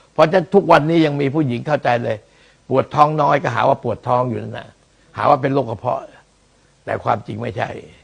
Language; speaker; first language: Thai; early bilingual, other home language; Min Nan Chinese